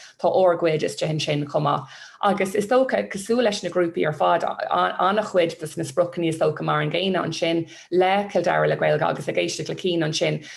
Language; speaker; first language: Irish; non-native, local second language; English